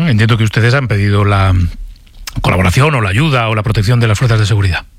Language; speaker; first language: Spanish; native; Spanish